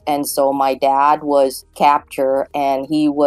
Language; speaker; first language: English; native; English